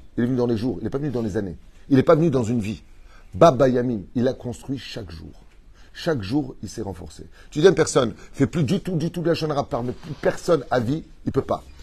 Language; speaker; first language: French; native; French